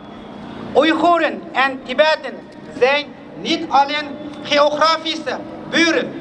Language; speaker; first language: Dutch; non-native, fluent; Uyghur